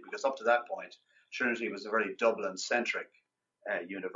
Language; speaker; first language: English; native; English